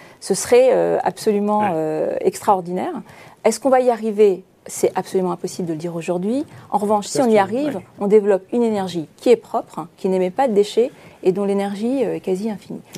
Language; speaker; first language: French; native; French